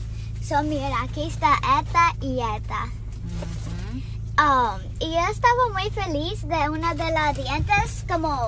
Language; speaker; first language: Spanish; early bilingual, heritage; Spanish